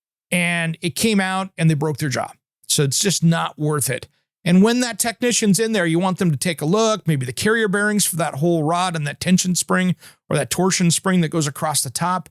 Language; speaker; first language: English; native; English